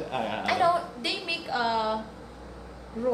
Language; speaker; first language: English; non-native, learner; Indonesian